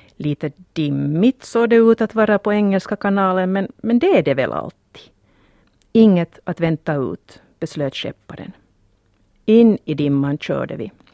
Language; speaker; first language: Swedish; native; Swedish